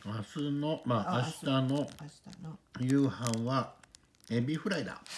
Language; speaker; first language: Japanese; native; Japanese